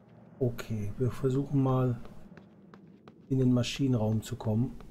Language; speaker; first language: German; native; German